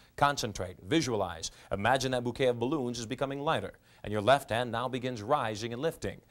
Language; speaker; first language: English; native; English